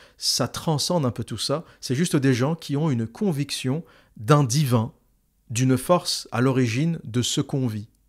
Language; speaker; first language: French; native; French